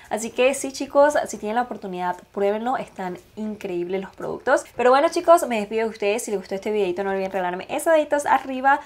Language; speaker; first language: Spanish; native; Spanish